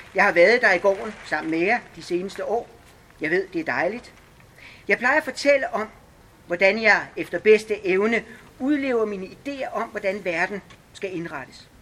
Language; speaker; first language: Danish; native; Danish